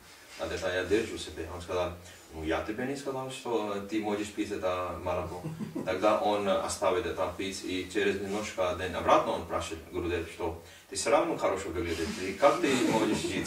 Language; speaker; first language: Russian; non-native, learner; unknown